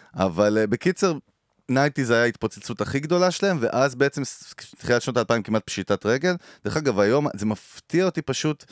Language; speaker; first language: Hebrew; native; Hebrew